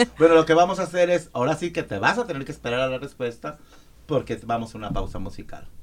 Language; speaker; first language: Spanish; native; Spanish